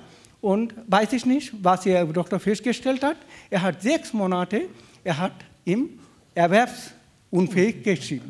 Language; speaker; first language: German; non-native, fluent; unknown